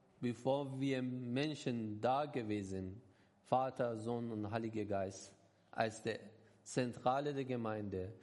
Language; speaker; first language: German; non-native, learner; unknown